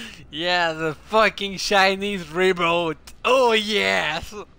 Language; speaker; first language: English; non-native, learner; French